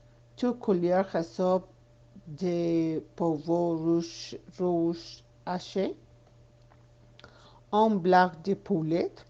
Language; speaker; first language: French; non-native, learner; Spanish